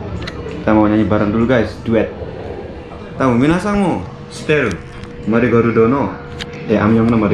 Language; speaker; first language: Japanese; non-native, learner; Indonesian